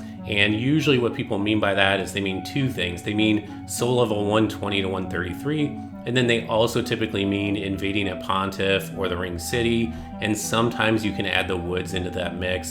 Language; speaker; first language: English; native; English